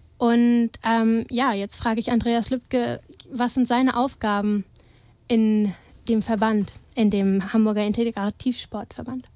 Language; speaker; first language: German; native; German